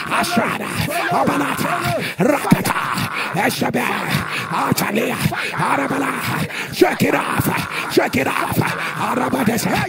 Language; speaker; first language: English; non-native, local second language; Igbo